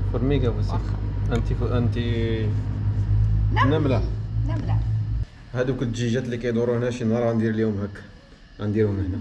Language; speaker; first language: Arabic; native; Arabic